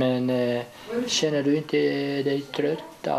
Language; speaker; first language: Swedish; non-native, fluent; Arabic